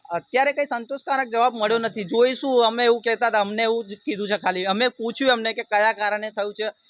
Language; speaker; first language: Gujarati; native; Gujarati